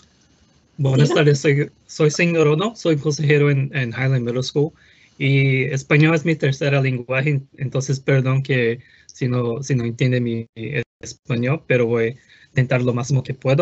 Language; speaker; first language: Spanish; non-native, fluent; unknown